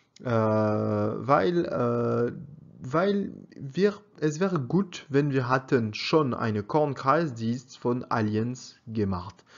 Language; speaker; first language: German; non-native, learner; French